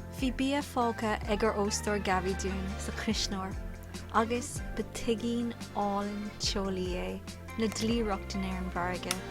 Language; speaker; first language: Irish; non-native, local second language; English